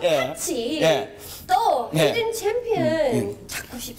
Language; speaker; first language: Korean; non-native, learner; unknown